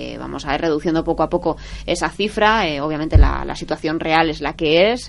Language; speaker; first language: Spanish; native; Spanish